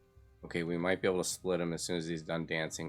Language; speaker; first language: English; native; English